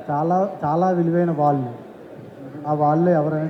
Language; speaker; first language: Telugu; native; Telugu